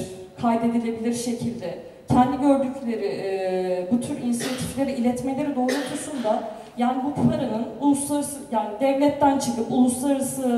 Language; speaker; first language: Turkish; native; Turkish